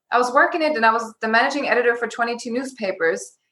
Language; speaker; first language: English; non-native, fluent; German